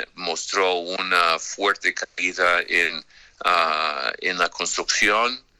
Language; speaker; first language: Spanish; non-native, fluent; English